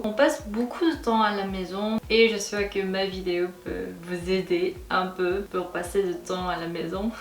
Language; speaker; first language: French; non-native, fluent; Korean